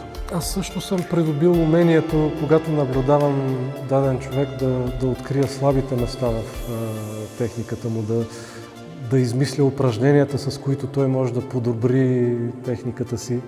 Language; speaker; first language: Bulgarian; native; Bulgarian